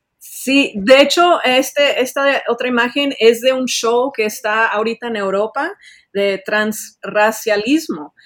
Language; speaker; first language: Spanish; early bilingual, heritage; Spanish